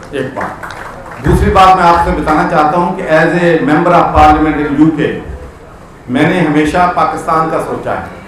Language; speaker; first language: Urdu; non-native, local second language; Punjabi